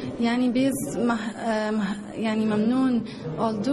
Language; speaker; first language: Turkish; non-native, learner; Arabic